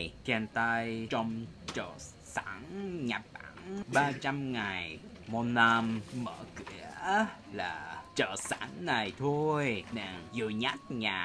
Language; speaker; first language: Vietnamese; non-native, learner; Japanese